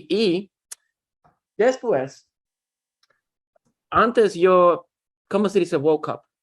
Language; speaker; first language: Spanish; non-native, learner; Russian